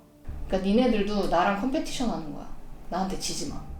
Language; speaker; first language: Korean; native; Korean